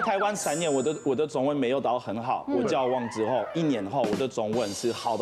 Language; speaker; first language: Chinese; non-native, fluent; French